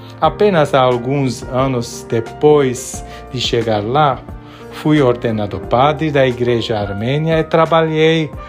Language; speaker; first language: Portuguese; non-native, fluent; Armenian